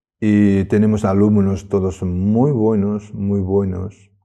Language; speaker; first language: Spanish; non-native, learner; Tibetan